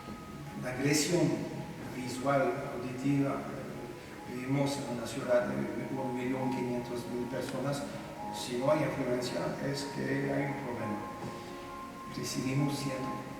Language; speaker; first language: Spanish; non-native, fluent; French